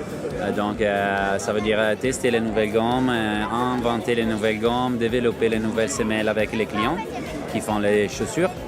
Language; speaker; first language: French; non-native, fluent; Italian